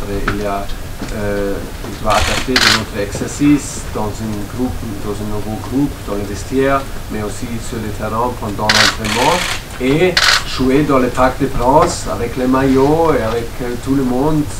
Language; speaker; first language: French; non-native, learner; German